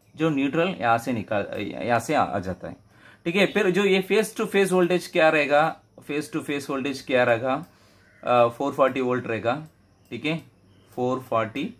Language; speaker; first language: Hindi; non-native, local second language; Tamil